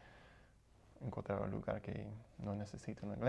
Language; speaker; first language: Spanish; non-native, learner; English